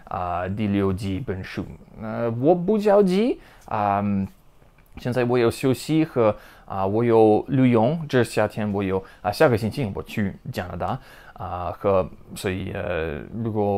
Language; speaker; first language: Chinese; non-native, learner; English